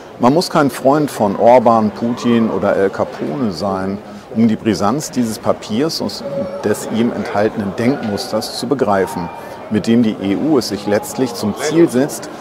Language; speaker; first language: German; native; German